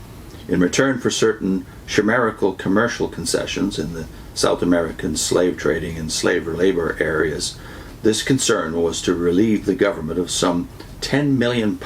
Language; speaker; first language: English; native; English